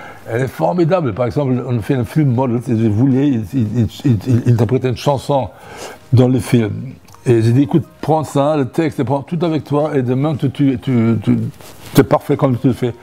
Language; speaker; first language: French; non-native, fluent; German